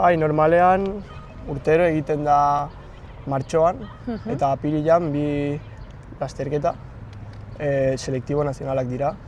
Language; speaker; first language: Basque; non-native, local second language; Spanish